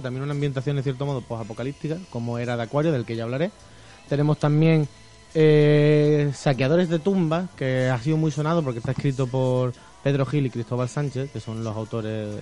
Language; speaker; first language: Spanish; native; Spanish